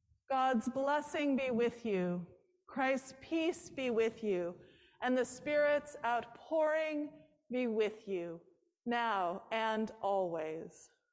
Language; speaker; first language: English; native; English